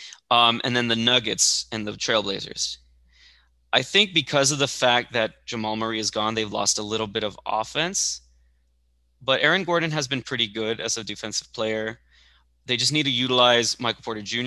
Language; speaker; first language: English; early bilingual, other home language; Spanish